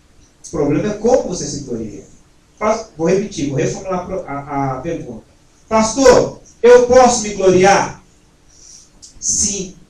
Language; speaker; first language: Portuguese; native; Portuguese